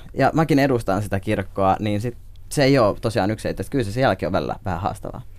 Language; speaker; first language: Finnish; native; Finnish